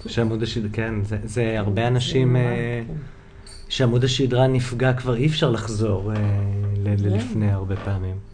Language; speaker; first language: Hebrew; native; Hebrew